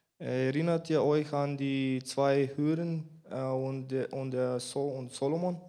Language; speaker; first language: German; non-native, learner; Bulgarian